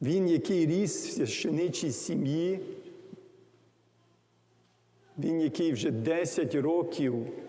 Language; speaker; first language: Ukrainian; early bilingual, heritage; English